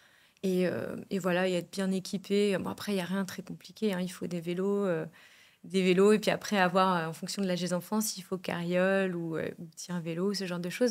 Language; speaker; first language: French; native; French